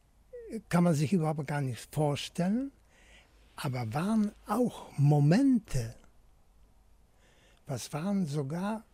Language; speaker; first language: German; non-native, fluent; Polish